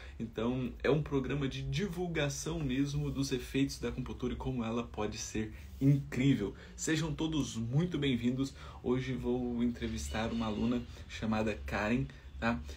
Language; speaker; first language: Portuguese; native; Portuguese